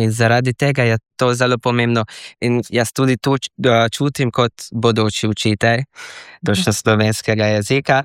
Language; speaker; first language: Slovenian; early bilingual, heritage; Slovenian